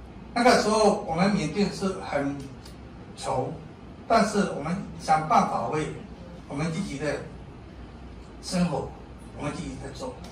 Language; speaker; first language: Chinese; non-native, learner; Burmese